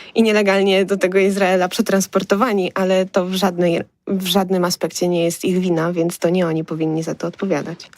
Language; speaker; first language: Polish; native; Polish